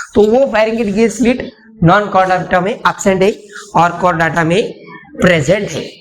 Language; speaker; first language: Hindi; non-native, local second language; Marathi